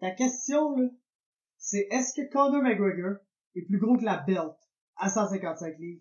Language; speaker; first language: French; native; French